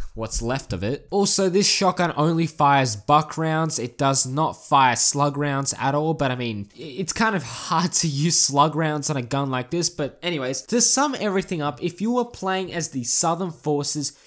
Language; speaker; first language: English; native; English